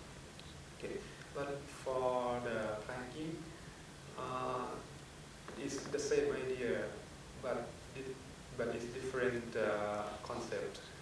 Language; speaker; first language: English; non-native, fluent; Thai